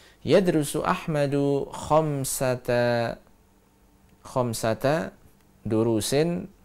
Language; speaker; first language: Arabic; non-native, fluent; Indonesian